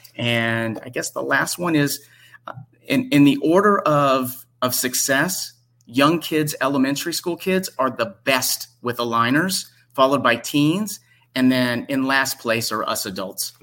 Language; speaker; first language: English; native; English